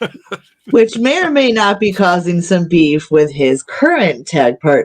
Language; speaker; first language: English; native; English